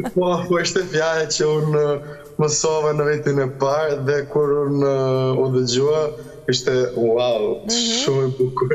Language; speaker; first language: Albanian; non-native, local second language; Serbian